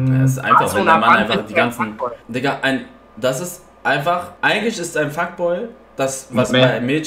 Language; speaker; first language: German; native; German